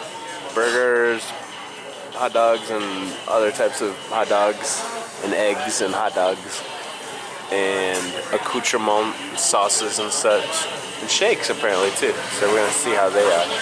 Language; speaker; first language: English; native; English